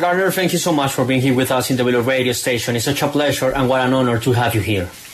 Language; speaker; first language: English; non-native, fluent; Spanish